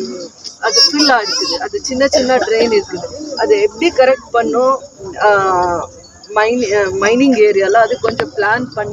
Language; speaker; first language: Tamil; non-native, local second language; Kannada